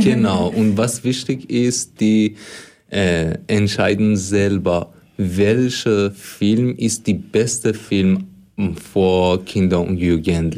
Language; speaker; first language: German; non-native, fluent; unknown